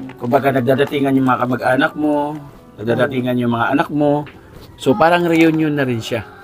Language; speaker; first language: Filipino; native; Filipino